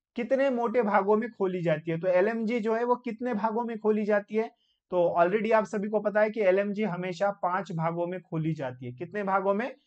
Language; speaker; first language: Hindi; non-native, local second language; Marathi